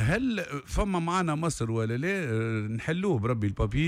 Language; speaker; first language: Arabic; native; Arabic